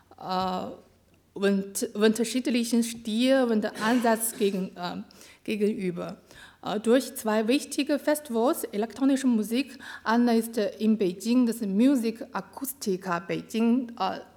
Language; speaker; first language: German; non-native, learner; Chinese